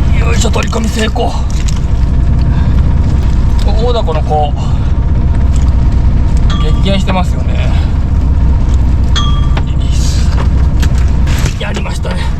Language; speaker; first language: Japanese; native; Japanese